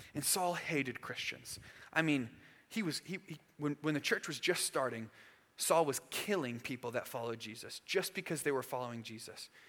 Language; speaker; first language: English; native; English